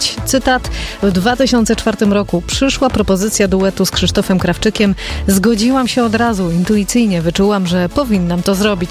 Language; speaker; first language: Polish; native; Polish